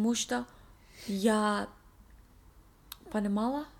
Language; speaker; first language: Russian; non-native, learner; English